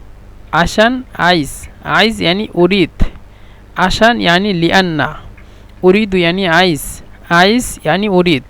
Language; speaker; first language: Egyptian Arabic; non-native, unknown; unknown